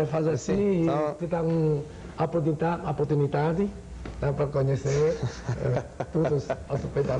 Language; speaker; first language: Portuguese; non-native, learner; Chinese